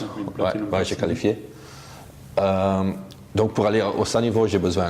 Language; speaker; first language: French; non-native, local second language; Dutch